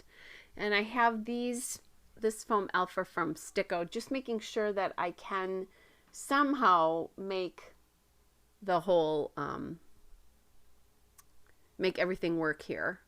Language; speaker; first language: English; native; English